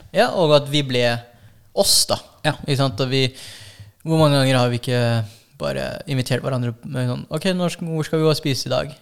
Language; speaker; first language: Norwegian; early bilingual, other home language; Filipino